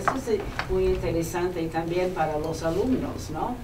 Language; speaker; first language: Spanish; non-native, fluent; English